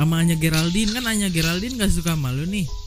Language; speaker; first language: Indonesian; native; Indonesian